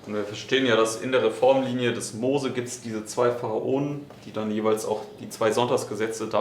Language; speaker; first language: German; native; German